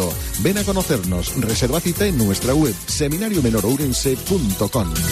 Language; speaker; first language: Spanish; native; Spanish